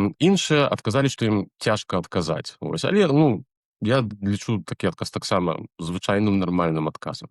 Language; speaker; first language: Belarusian; native; Belarusian